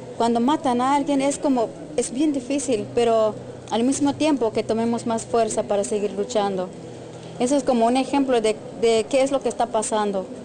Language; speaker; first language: Spanish; non-native, local second language; Tzotzil